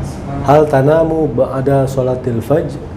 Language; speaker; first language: Arabic; non-native, learner; Indonesian